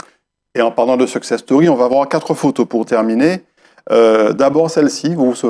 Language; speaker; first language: French; native; French